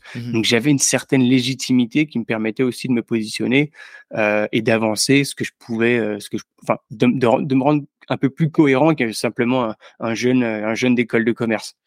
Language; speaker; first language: French; native; French